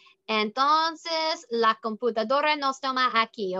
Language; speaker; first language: Spanish; non-native, learner; English